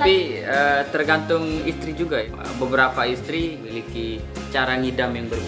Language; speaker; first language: Indonesian; non-native, local second language; Sasak